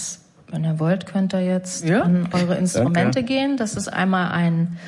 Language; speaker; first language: German; native; German